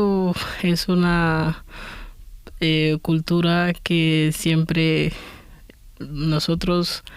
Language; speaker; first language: Spanish; non-native, fluent; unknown